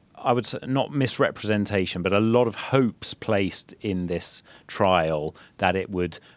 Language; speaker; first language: English; native; English